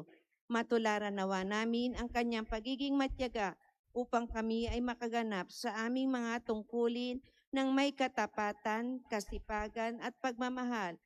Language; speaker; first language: Filipino; native; Filipino